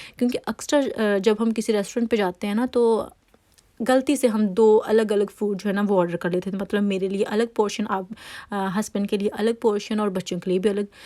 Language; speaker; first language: Urdu; native; Urdu